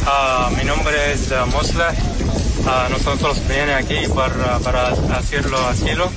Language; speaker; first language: Spanish; non-native, learner; Arabic